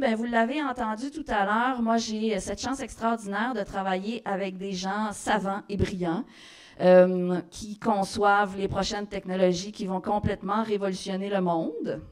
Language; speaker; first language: French; native; French